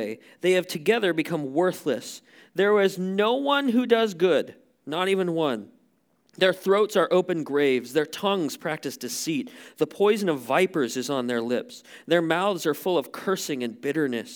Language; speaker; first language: English; native; English